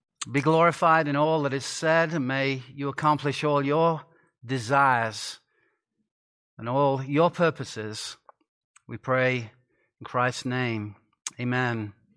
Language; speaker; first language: English; native; English